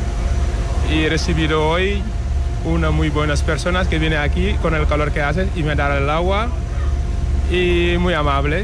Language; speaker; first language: Spanish; non-native, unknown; Wolof